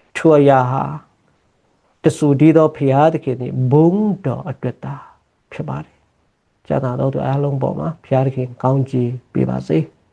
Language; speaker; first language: Burmese; non-native, local second language; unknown